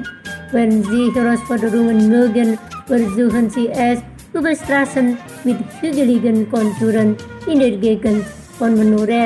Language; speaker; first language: German; non-native, fluent; Indonesian